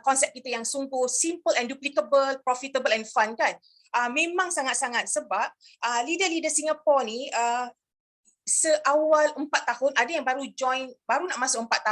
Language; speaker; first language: Malay; native; Malay